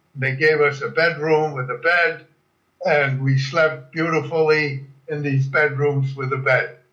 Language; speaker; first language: English; non-native, fluent; German